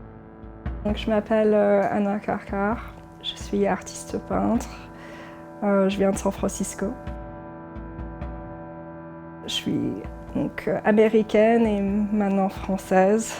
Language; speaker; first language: French; early bilingual, heritage; English